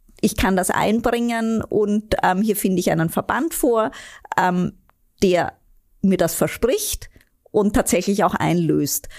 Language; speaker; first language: German; native; German